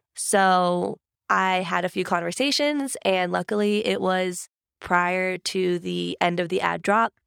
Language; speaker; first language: English; native; English